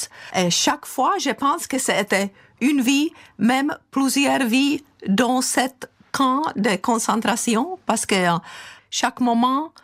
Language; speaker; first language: French; non-native, fluent; Czech